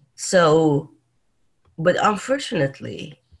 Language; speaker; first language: English; non-native, fluent; Persian